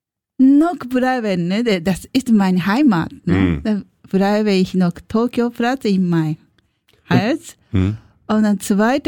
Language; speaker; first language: German; non-native, learner; Japanese